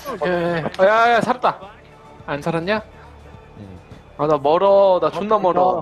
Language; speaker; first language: Korean; native; Korean